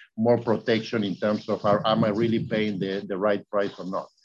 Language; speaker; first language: English; non-native, fluent; Spanish